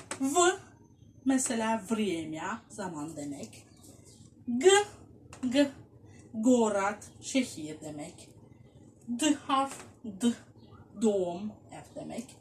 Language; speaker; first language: Turkish; non-native, fluent; Russian